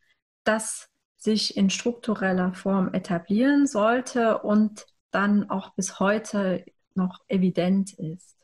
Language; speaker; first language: German; native; German